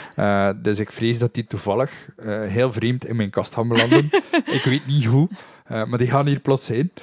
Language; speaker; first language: Dutch; native; Dutch